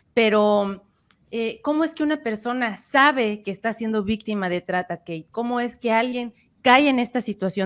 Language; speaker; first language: Spanish; native; Spanish